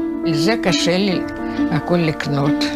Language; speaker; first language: Hebrew; non-native, learner; Russian